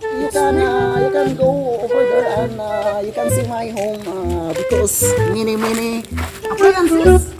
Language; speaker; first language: English; non-native, learner; Filipino